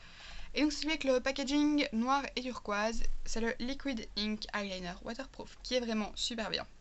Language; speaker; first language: French; native; French